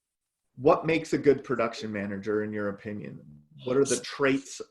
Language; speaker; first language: English; native; English